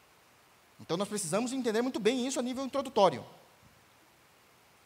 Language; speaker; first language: Portuguese; native; Portuguese